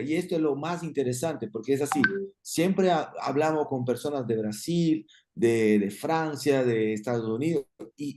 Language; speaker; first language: Spanish; non-native, fluent; Portuguese